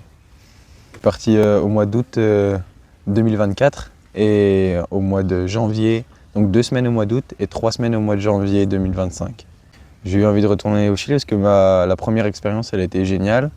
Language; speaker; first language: French; native; French